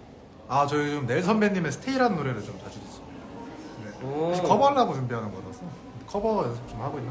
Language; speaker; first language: Korean; native; Korean